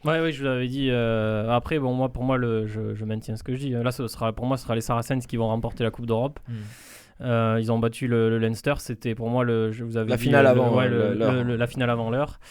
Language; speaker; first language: French; native; French